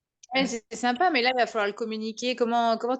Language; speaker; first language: French; native; French